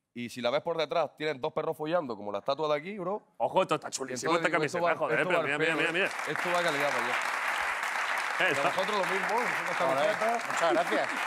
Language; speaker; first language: Spanish; native; Spanish